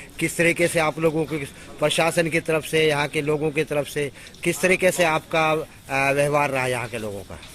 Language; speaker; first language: Hindi; native; Hindi